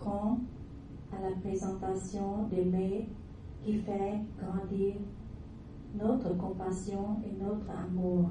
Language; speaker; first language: French; non-native, learner; Vietnamese